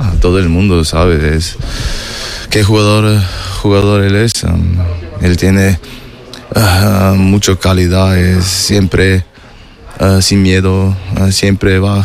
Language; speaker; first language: Spanish; non-native, learner; German